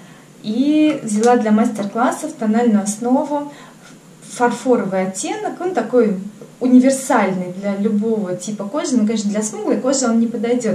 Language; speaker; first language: Russian; native; Russian